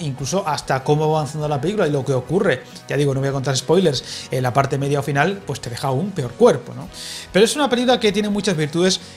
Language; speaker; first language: Spanish; native; Spanish